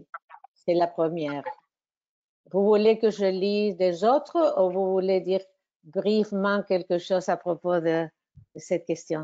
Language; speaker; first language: French; non-native, fluent; Spanish